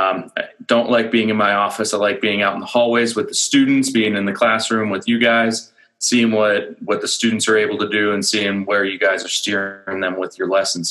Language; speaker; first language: English; native; English